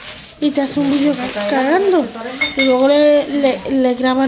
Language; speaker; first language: Spanish; native; Spanish